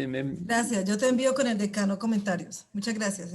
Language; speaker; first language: Spanish; native; Spanish